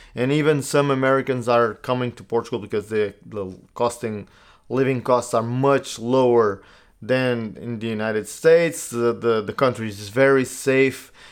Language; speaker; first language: English; non-native, fluent; Portuguese